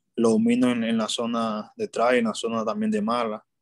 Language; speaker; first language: Spanish; native; Spanish